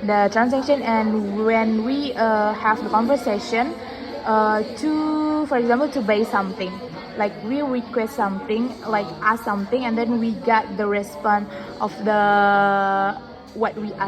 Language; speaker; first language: English; non-native, learner; Indonesian